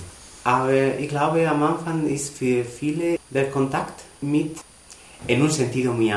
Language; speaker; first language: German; non-native, learner; Spanish